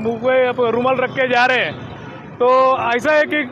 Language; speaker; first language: Hindi; non-native, local second language; Marathi